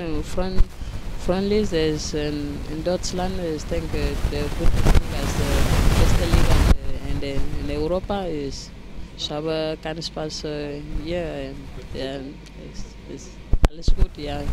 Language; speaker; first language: German; non-native, learner; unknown